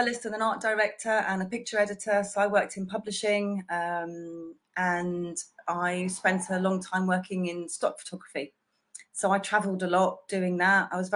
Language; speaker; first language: English; native; English